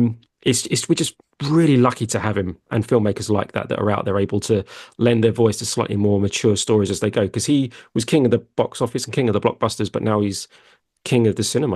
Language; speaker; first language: English; native; English